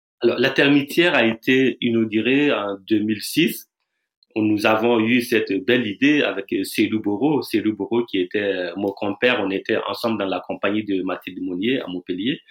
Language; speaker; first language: French; non-native, local second language; Dyula